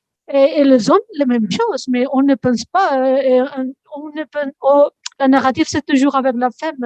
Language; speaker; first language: French; non-native, fluent; Spanish